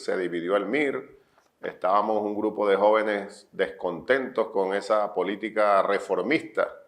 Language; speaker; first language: Spanish; native; Spanish